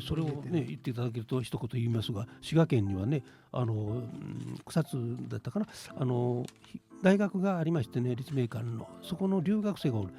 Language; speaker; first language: Japanese; native; Japanese